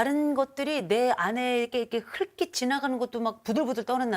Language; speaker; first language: Korean; native; Korean